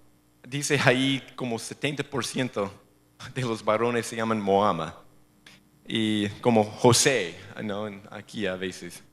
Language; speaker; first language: Spanish; non-native, fluent; English